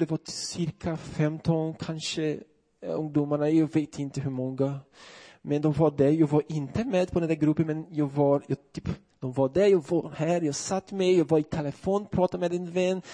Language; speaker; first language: Swedish; non-native, fluent; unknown